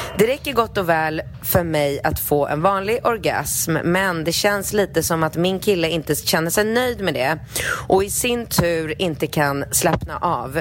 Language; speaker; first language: Swedish; early bilingual, other home language; Polish